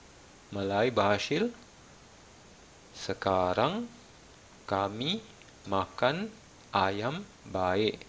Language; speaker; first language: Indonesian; non-native, fluent; Malayalam